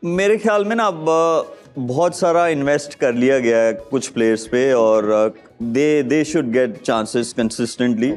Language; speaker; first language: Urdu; non-native, local second language; Punjabi